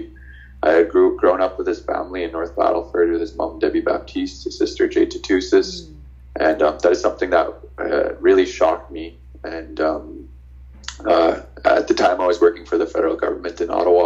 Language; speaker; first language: English; native; English